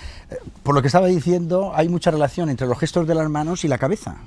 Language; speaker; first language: Spanish; native; Spanish